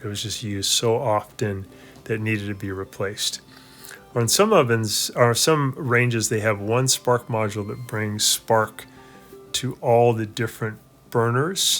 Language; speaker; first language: English; native; English